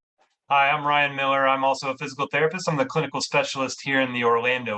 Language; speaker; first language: English; native; English